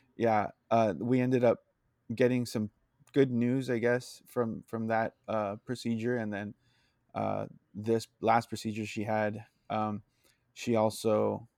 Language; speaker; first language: English; early bilingual, other home language; Spanish